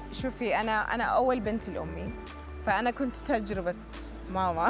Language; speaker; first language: Arabic; early bilingual, other home language; English